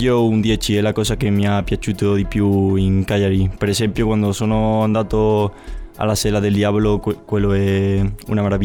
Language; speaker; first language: Italian; non-native, learner; Spanish